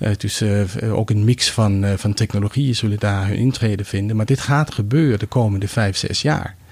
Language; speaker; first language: Dutch; non-native, fluent; Danish